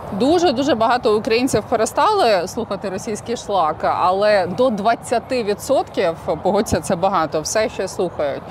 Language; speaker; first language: Ukrainian; native; Ukrainian